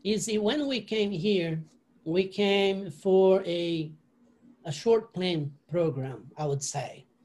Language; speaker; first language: English; non-native, learner; Portuguese